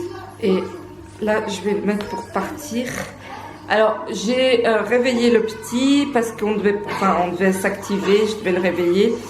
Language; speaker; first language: French; native; French